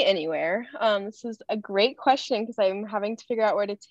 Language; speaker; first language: English; native; English